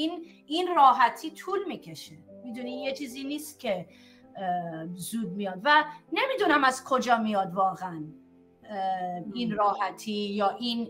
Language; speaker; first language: Persian; early bilingual, heritage; Persian